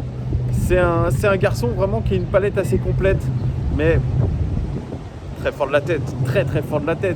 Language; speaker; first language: French; native; French